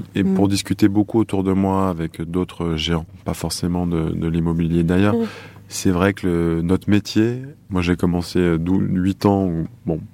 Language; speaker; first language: French; native; French